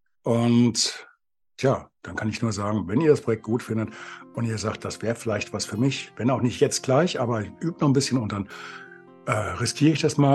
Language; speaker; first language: German; native; German